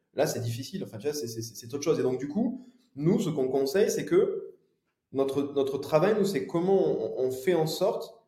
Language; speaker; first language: French; native; French